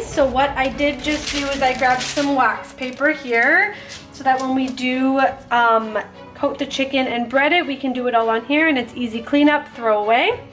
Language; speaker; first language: English; native; English